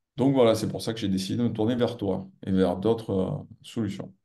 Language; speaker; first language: French; native; French